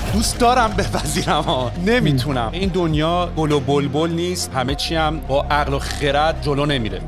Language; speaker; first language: Persian; native; Persian